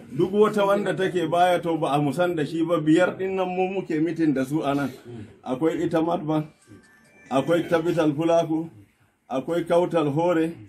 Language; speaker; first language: Hausa; non-native, local second language; Fula